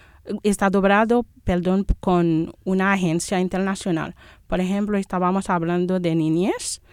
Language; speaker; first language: Spanish; non-native, fluent; Haitian Creole